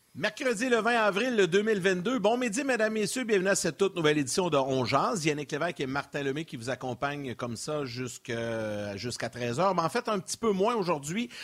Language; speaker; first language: French; native; French